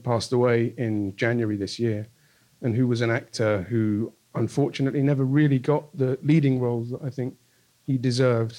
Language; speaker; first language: English; native; English